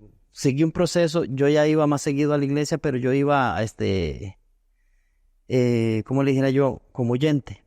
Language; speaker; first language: Spanish; native; Spanish